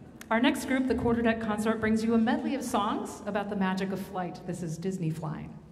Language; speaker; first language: English; early bilingual, other home language; Spanish